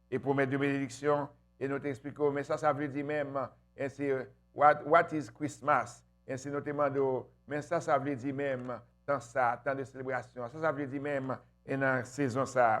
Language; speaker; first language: French; non-native, local second language; Haitian Creole